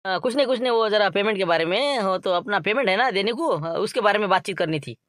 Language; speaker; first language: Hindi; non-native, local second language; Marathi